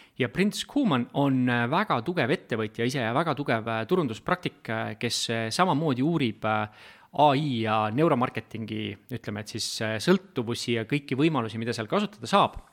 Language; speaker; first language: Estonian; native; Estonian